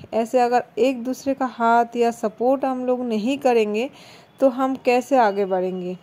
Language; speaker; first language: Hindi; non-native, local second language; Bangla